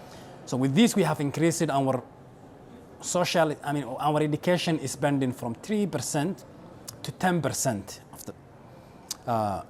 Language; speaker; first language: English; non-native, local second language; Somali